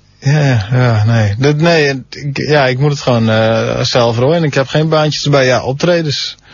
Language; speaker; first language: Dutch; non-native, local second language; Western Frisian